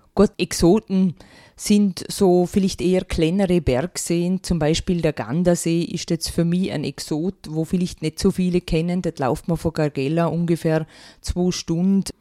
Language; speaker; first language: German; native; German